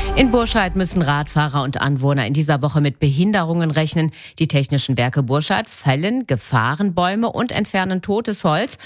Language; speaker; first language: German; native; German